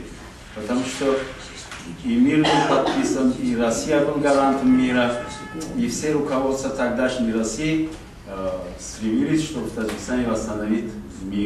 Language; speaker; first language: Russian; non-native, local second language; Tajik